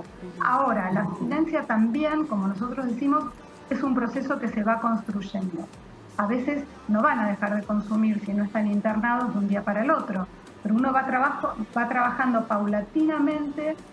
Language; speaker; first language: Spanish; native; Spanish